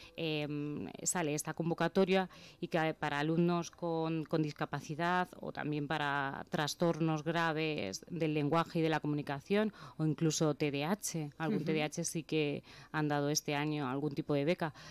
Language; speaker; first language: Spanish; native; Spanish